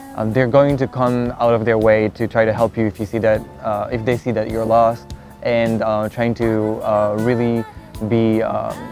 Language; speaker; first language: English; non-native, fluent; French